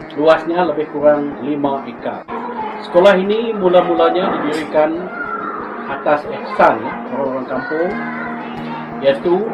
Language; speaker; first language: Malay; non-native, local second language; Iban